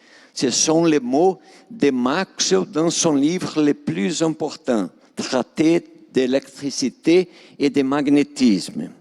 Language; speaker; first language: French; non-native, fluent; Portuguese